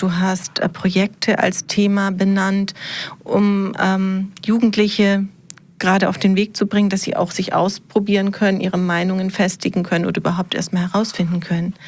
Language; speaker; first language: German; native; German